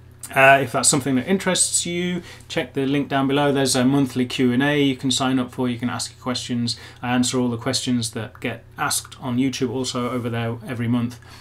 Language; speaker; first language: English; native; English